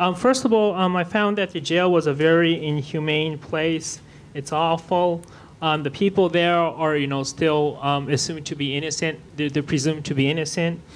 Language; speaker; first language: English; non-native, fluent; Japanese